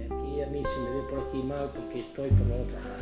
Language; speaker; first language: Spanish; native; Spanish